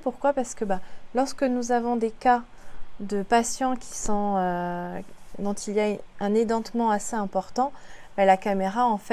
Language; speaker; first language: French; native; French